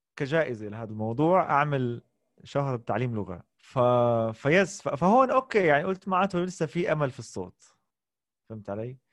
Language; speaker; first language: Arabic; native; Arabic